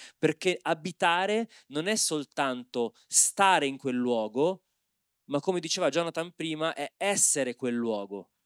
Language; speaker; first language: Italian; native; Italian